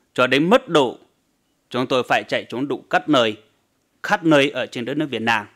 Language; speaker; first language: Vietnamese; non-native, local second language; Hmong